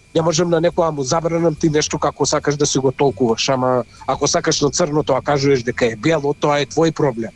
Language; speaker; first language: Macedonian; native; Macedonian